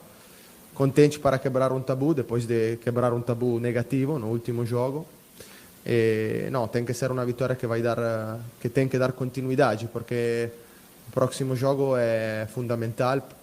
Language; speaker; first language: Portuguese; non-native, fluent; Italian